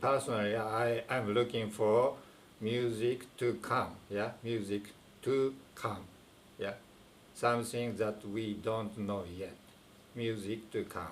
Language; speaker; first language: English; non-native, fluent; Japanese